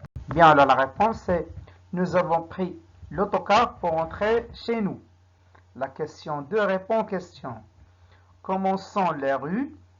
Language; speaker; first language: French; non-native, local second language; Arabic